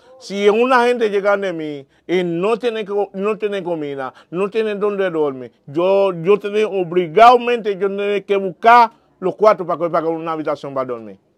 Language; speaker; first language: Spanish; non-native, learner; Haitian Creole